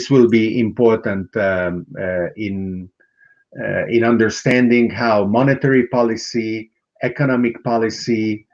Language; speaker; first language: English; non-native, fluent; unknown